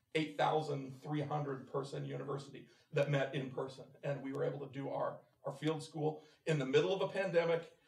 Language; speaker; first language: English; native; English